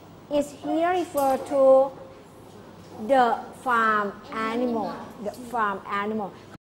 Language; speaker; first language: English; non-native, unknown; Thai